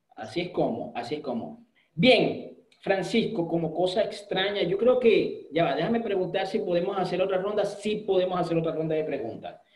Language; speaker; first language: Spanish; native; Spanish